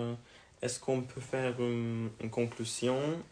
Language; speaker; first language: French; non-native, learner; Hungarian